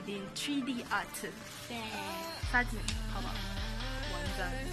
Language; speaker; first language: Korean; non-native, learner; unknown